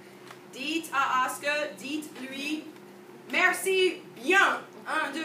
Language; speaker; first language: French; non-native, fluent; English